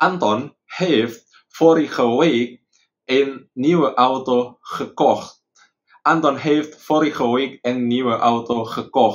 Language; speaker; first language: Dutch; non-native, fluent; Indonesian